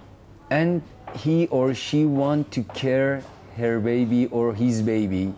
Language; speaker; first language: English; non-native, learner; Persian